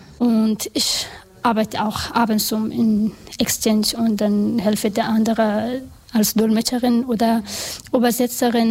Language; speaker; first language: German; non-native, learner; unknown